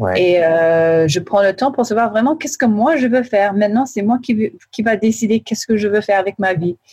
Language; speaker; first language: French; early bilingual, heritage; French